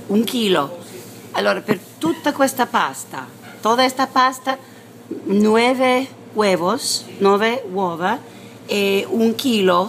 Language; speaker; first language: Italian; non-native, learner; English